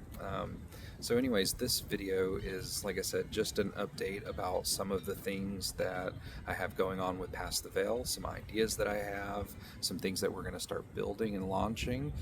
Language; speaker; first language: English; native; English